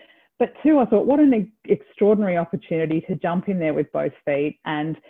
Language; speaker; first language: English; native; English